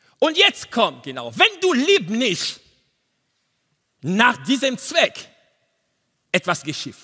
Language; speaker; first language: German; non-native, learner; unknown